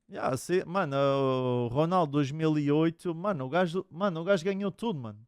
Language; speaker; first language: Portuguese; native; Portuguese